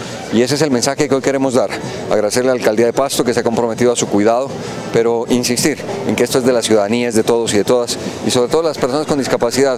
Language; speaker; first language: Spanish; native; Spanish